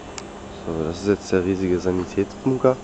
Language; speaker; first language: German; native; German